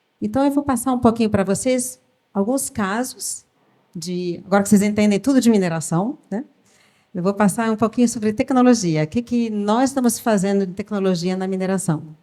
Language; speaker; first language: Portuguese; early bilingual, other home language; French